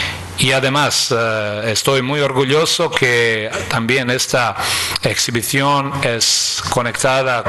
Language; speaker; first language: Spanish; non-native, fluent; Croatian